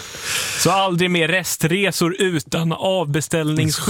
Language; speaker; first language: Swedish; native; Swedish